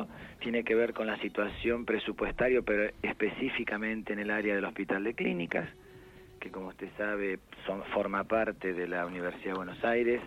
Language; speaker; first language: Spanish; native; Spanish